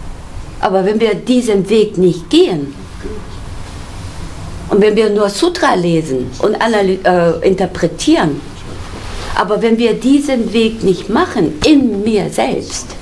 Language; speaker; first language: German; non-native, fluent; Korean